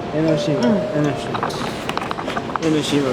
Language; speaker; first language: Japanese; non-native, learner; English